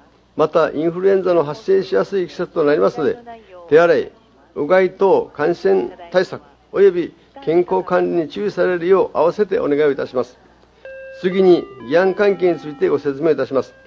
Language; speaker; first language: Japanese; native; Japanese